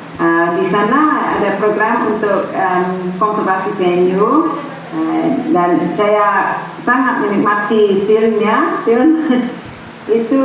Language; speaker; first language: Indonesian; non-native, fluent; English